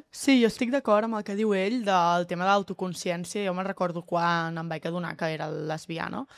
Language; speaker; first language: Catalan; native; Catalan